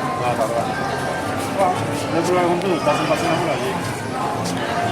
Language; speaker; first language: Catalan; non-native, learner; Italian